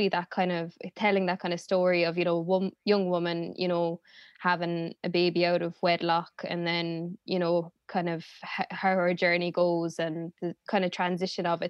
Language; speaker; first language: English; native; English